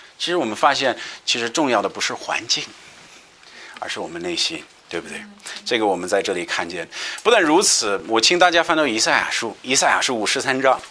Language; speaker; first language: Chinese; non-native, fluent; English